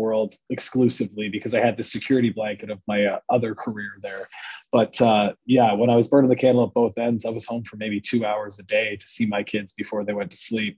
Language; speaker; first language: English; native; English